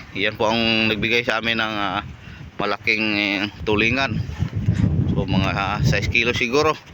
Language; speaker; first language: Filipino; non-native, local second language; Cebuano